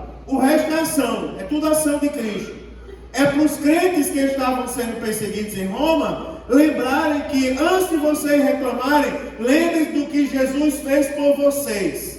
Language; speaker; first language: Portuguese; native; Portuguese